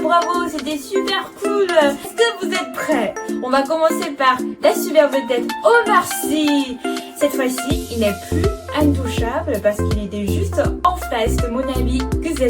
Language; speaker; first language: French; non-native, fluent; Chinese